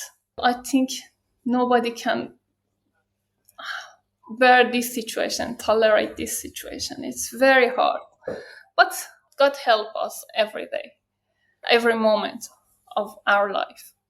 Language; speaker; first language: English; non-native, learner; Persian